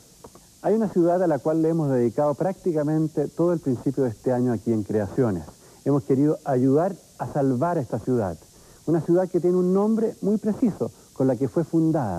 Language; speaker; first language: Spanish; native; Spanish